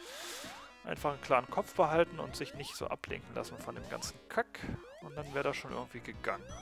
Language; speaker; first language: German; native; German